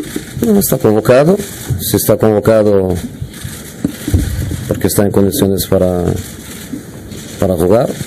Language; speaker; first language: Spanish; non-native, fluent; Portuguese